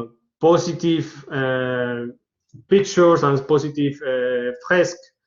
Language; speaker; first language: English; non-native, learner; Spanish